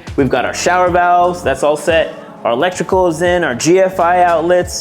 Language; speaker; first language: English; native; English